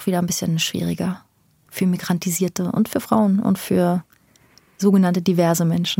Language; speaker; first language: German; early bilingual, other home language; Persian